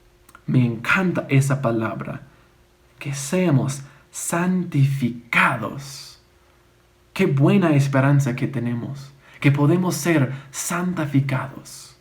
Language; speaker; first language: Spanish; non-native, fluent; English